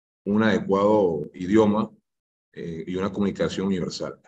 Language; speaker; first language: Spanish; native; Spanish